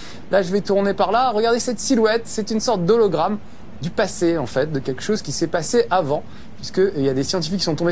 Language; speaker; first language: French; native; French